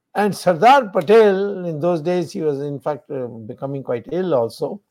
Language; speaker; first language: English; non-native, local second language; Tamil